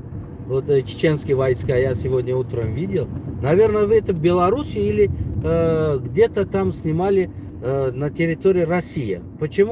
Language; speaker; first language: Russian; non-native, local second language; Tajik